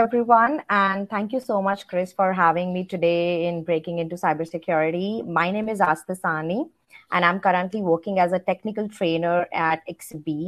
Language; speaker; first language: English; non-native, local second language; Hindi